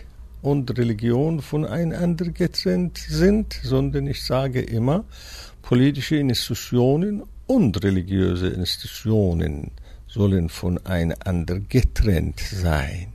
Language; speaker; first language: German; non-native, fluent; Persian